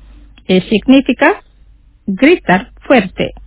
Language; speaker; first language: Spanish; non-native, fluent; Indonesian